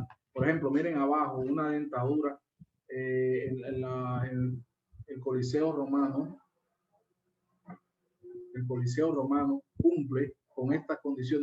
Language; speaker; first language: Spanish; native; Spanish